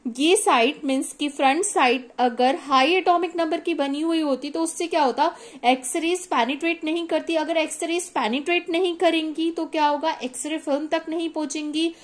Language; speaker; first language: Hindi; native; Hindi